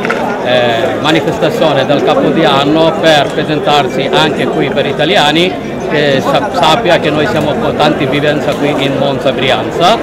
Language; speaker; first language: Italian; non-native, learner; Bangla